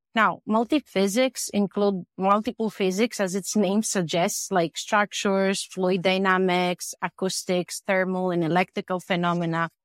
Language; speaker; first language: English; non-native, fluent; Greek